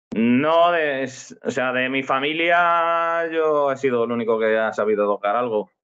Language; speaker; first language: Spanish; native; Spanish